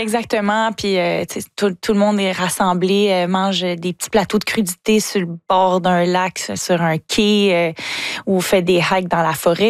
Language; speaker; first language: French; native; French